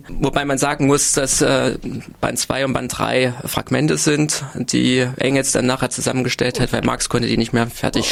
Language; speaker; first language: German; native; German